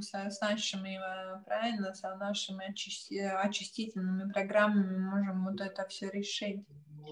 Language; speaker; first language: Russian; non-native, local second language; Latvian